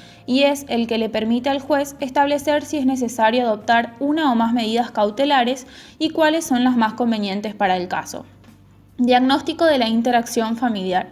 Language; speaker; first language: Spanish; native; Spanish